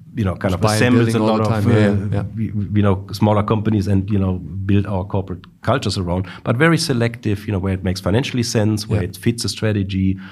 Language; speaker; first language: English; non-native, fluent; German